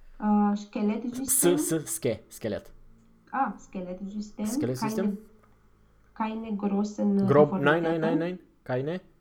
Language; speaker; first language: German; non-native, learner; Romanian